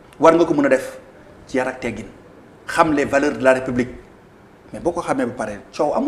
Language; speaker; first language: Wolof; non-native, local second language; Fula